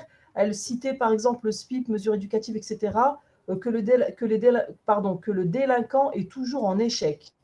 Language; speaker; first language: French; native; French